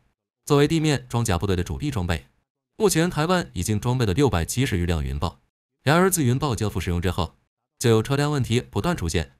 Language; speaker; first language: Chinese; native; Chinese